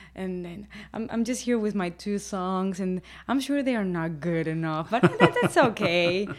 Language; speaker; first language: English; non-native, fluent; Spanish